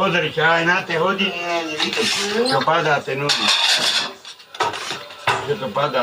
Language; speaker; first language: Slovak; native; Slovak